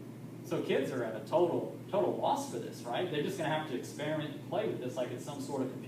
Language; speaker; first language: English; native; English